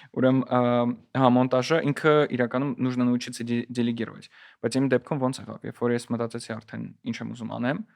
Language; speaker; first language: Armenian; native; Armenian